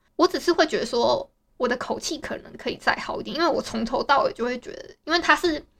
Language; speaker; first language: Chinese; native; Chinese